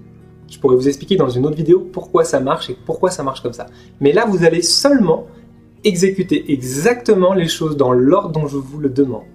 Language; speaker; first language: French; native; French